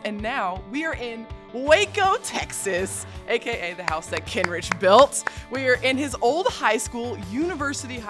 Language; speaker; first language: English; native; English